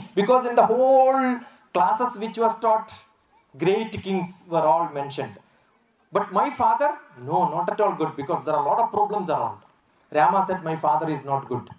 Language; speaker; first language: English; non-native, local second language; Malayalam